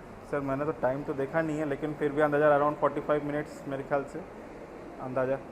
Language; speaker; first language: Hindi; native; Hindi